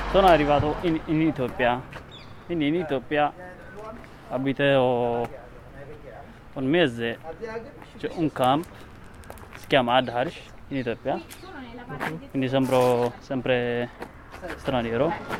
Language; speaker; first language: Italian; non-native, learner; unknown